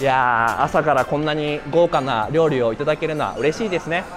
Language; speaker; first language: Japanese; native; Japanese